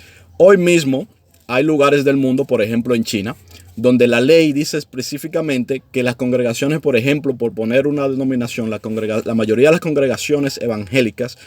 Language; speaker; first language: Spanish; native; Spanish